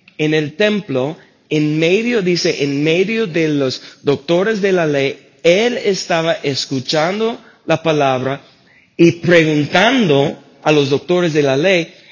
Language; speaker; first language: Spanish; non-native, fluent; English